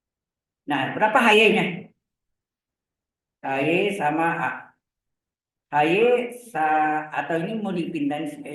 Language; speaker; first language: Indonesian; native; Indonesian